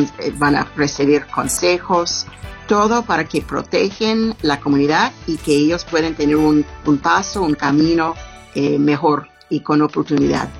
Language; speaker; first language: Spanish; non-native, learner; English